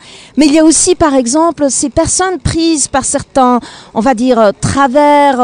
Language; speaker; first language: French; native; French